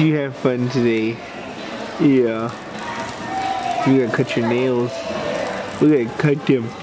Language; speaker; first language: English; native; English